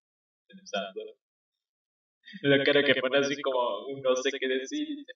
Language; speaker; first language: Spanish; native; Spanish